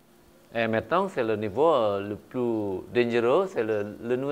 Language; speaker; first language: French; non-native, fluent; Indonesian